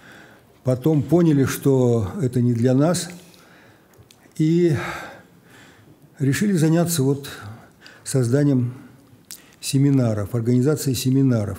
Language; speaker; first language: Russian; native; Russian